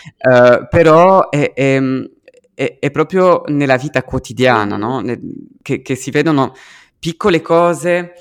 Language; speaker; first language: Italian; early bilingual, heritage; French